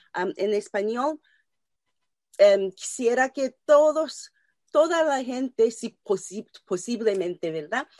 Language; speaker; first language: Spanish; non-native, learner; Japanese